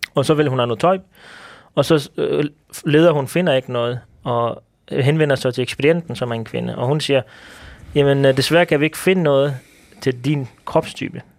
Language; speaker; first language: Danish; early bilingual, other home language; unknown